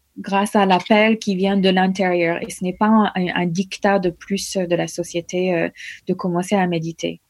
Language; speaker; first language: French; non-native, fluent; English